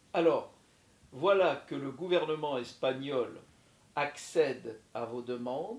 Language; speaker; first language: French; native; French